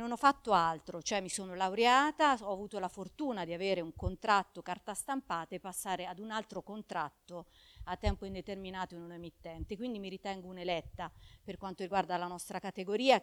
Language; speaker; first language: Italian; native; Italian